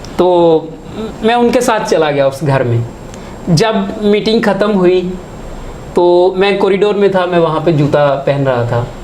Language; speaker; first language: Urdu; non-native, local second language; Punjabi